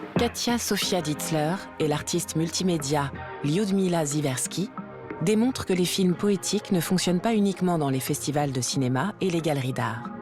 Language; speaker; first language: French; native; French